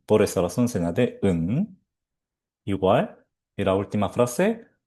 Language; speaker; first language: Spanish; non-native, fluent; Korean